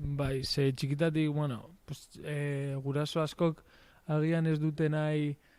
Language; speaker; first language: Basque; non-native, local second language; Spanish